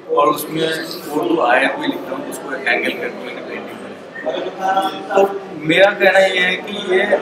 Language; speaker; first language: Hindi; non-native, local second language; Bangla